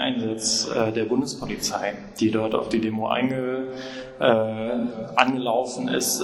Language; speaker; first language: German; native; German